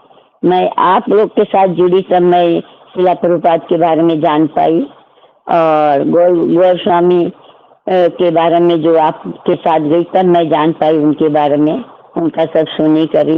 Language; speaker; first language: Hindi; non-native, local second language; Odia